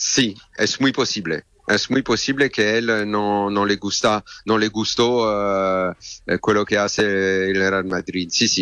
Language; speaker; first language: Spanish; non-native, fluent; French